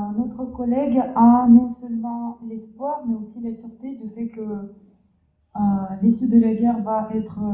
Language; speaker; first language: French; non-native, fluent; Russian